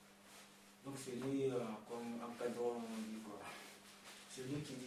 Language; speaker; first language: French; non-native, learner; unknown